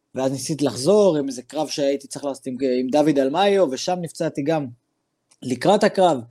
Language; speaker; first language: Hebrew; non-native, local second language; Arabic